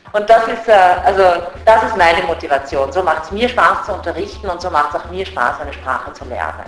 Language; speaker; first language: German; native; German